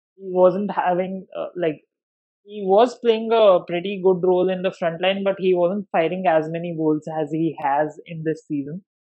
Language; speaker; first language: English; non-native, local second language; Hindi